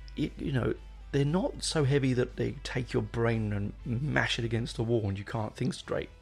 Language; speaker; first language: English; native; English